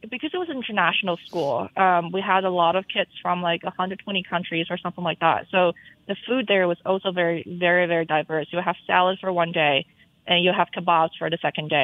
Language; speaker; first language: English; non-native, fluent; Chinese